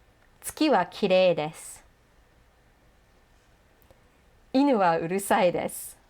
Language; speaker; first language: Japanese; non-native, fluent; English